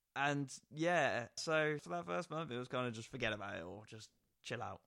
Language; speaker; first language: English; native; English